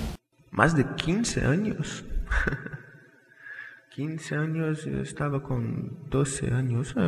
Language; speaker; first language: Spanish; non-native, fluent; Portuguese